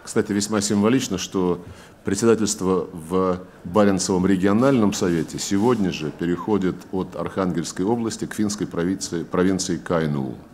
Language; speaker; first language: Russian; native; Russian